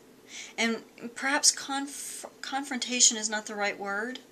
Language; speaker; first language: English; native; English